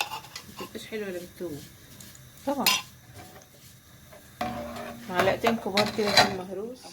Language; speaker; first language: Arabic; native; Arabic